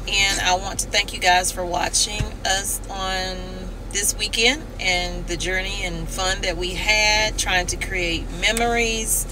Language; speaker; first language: English; native; English